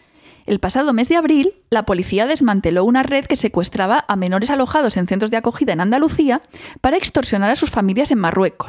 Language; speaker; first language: Spanish; native; Spanish